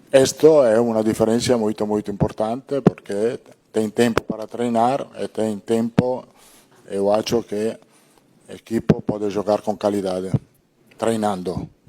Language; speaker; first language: Portuguese; non-native, fluent; Italian